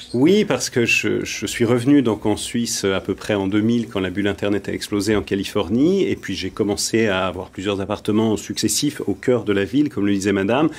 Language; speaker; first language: French; native; French